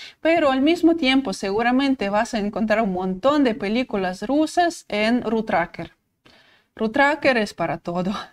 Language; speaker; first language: Spanish; non-native, fluent; Russian